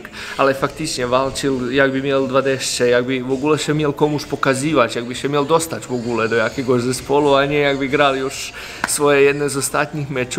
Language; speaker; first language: Polish; non-native, fluent; Croatian